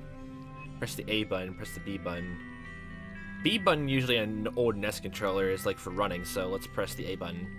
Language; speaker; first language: English; native; English